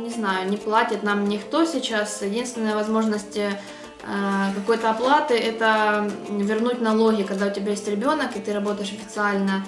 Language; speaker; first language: Russian; native; Russian